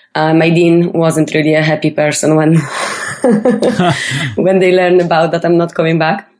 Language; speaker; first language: English; non-native, fluent; Polish